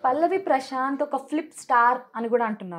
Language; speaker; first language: Telugu; native; Telugu